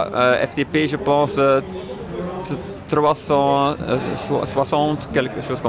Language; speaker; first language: French; non-native, fluent; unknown